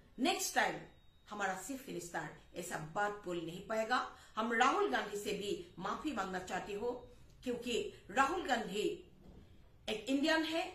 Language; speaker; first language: Hindi; non-native, local second language; Assamese